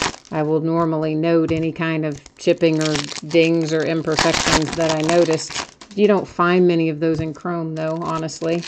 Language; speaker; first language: English; native; English